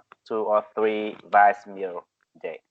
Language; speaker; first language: English; non-native, learner; Vietnamese